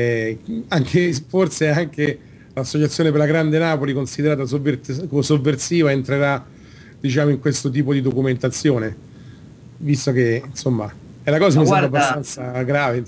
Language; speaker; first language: Italian; native; Italian